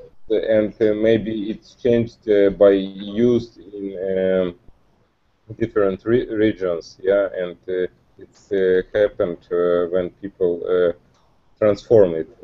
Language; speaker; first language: English; non-native, learner; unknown